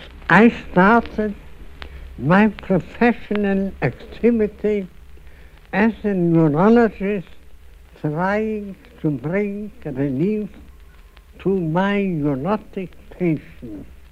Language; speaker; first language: English; non-native, fluent; German